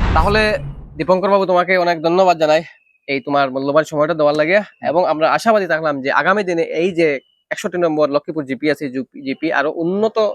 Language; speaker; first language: Bangla; non-native, local second language; Sylheti